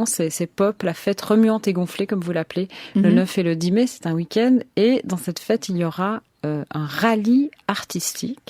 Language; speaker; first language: French; native; French